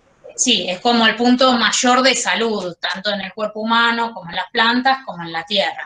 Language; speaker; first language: Spanish; native; Spanish